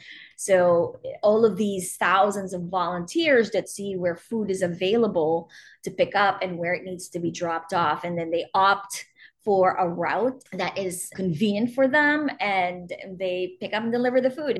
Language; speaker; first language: English; non-native, local second language; Filipino